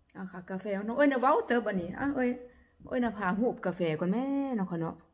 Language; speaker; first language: Northeastern Thai; non-native, local second language; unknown